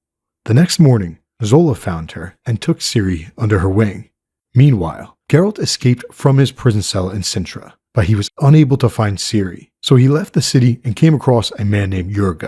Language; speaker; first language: English; native; English